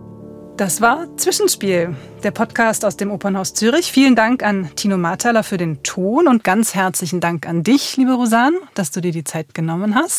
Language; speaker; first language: German; native; German